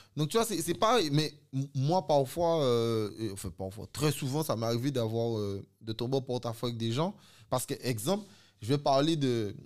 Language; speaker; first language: French; native; French